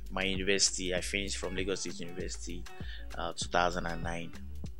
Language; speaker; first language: English; non-native, local second language; Yoruba